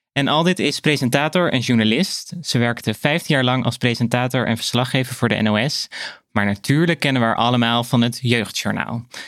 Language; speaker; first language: Dutch; native; Dutch